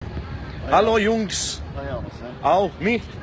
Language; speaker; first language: German; non-native, learner; Croatian